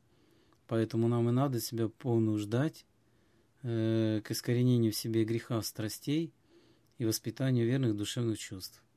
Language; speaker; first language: Russian; native; Russian